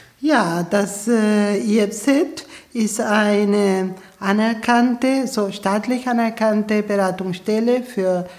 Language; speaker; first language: German; non-native, fluent; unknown